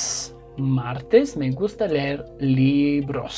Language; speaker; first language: Spanish; non-native, fluent; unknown